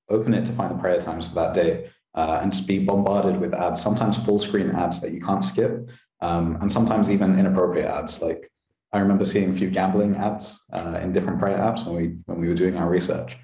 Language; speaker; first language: English; native; English